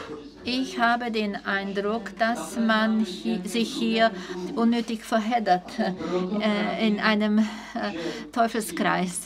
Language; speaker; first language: German; non-native, fluent; Czech